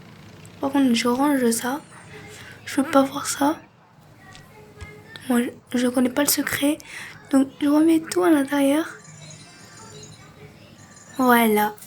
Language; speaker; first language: French; native; French